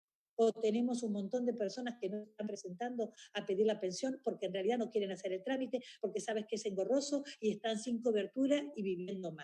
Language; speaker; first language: Spanish; native; Spanish